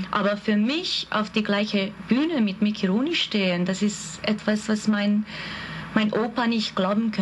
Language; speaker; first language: German; non-native, fluent; Hungarian